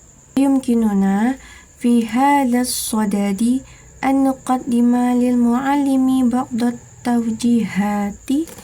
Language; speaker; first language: Arabic; non-native, learner; Indonesian